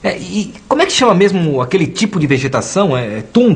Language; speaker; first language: Portuguese; native; Portuguese